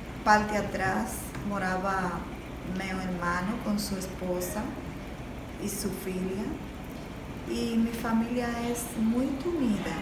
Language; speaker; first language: Portuguese; non-native, learner; Spanish